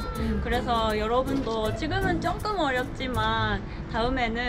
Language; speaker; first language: Korean; non-native, fluent; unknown